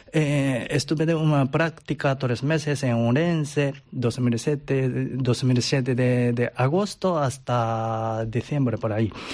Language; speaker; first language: Spanish; non-native, learner; Japanese